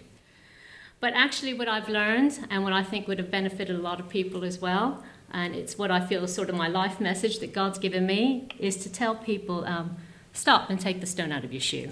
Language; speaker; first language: English; native; English